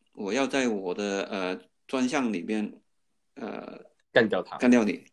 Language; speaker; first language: Chinese; non-native, fluent; Cantonese